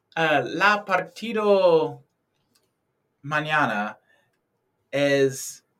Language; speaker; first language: Spanish; non-native, learner; English